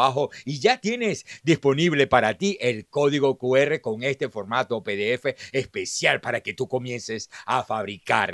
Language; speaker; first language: Spanish; native; Spanish